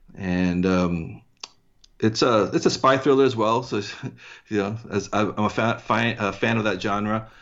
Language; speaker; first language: English; early bilingual, heritage; English